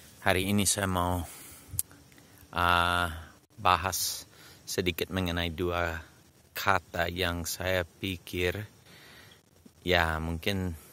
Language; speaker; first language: Indonesian; non-native, fluent; English